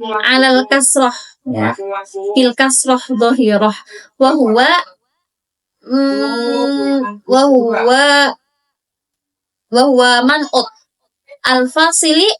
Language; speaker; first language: Arabic; non-native, learner; Indonesian